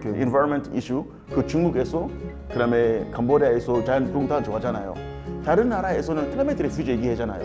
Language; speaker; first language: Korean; non-native, learner; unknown